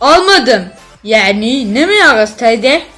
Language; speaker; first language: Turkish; non-native, learner; Pashto